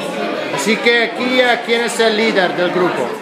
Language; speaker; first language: Spanish; non-native, fluent; English